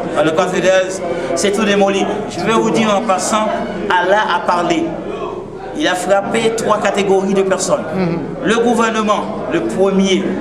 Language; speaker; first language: French; non-native, local second language; Haitian Creole